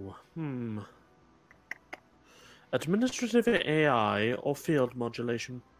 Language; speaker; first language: English; native; English